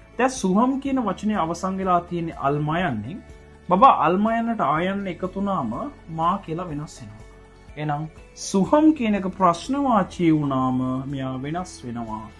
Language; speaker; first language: Sinhala; non-native, local second language; Tamil